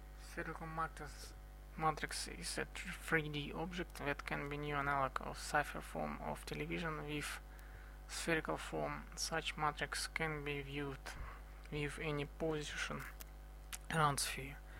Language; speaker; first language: English; non-native, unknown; Russian